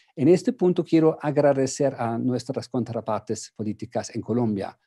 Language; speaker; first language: Spanish; non-native, fluent; German